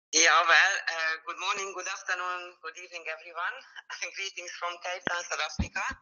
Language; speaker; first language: English; non-native, fluent; Hungarian